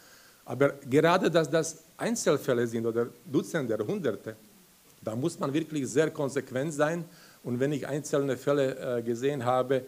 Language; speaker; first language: German; non-native, fluent; Slovak